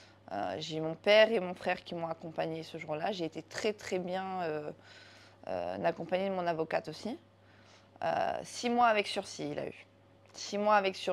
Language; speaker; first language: French; native; French